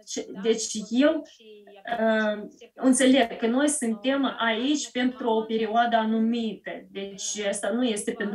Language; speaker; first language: Romanian; early bilingual, heritage; Romanian